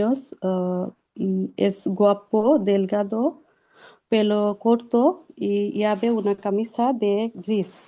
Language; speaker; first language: Spanish; non-native, learner; Urdu